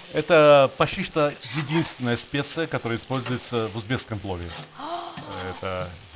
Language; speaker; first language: Russian; native; Russian